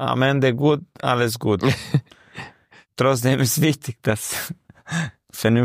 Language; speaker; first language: German; non-native, learner; Romanian